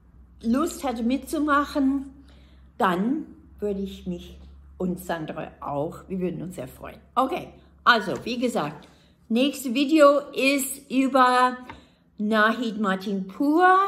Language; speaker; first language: German; non-native, fluent; English